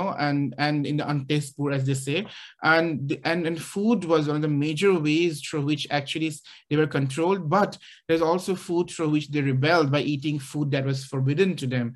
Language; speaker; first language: English; non-native, local second language; Assamese